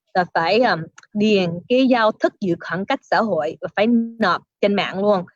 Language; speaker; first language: Vietnamese; early bilingual, heritage; Vietnamese